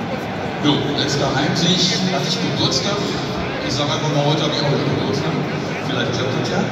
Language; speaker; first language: German; native; German